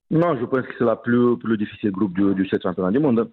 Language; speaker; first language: French; non-native, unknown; Romanian